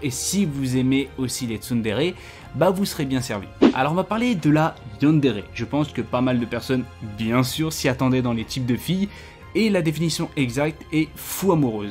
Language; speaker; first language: French; native; French